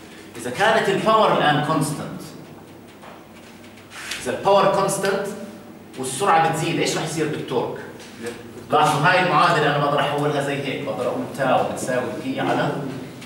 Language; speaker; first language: Arabic; native; Arabic